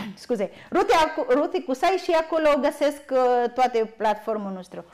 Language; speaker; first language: Romanian; non-native, learner; Filipino